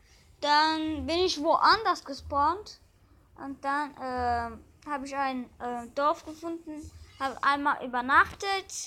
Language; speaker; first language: German; early bilingual, other home language; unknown